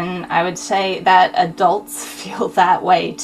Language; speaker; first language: English; native; English